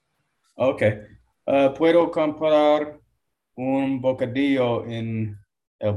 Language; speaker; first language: Spanish; non-native, learner; English